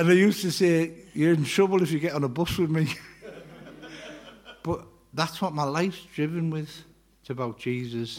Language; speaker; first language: English; native; English